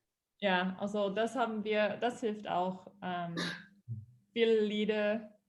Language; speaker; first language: German; non-native, learner; English